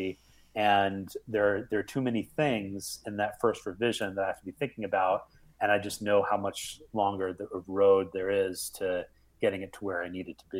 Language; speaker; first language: English; native; English